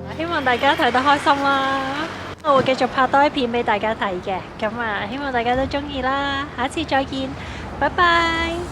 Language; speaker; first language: Cantonese; early bilingual, heritage; Cantonese